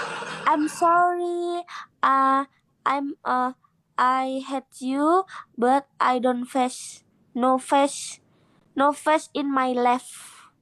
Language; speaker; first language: English; non-native, learner; Indonesian